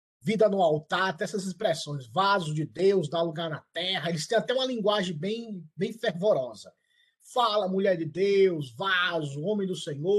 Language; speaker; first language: Portuguese; native; Portuguese